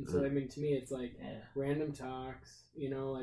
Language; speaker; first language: English; native; English